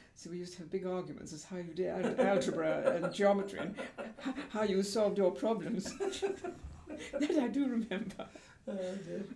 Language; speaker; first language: English; native; English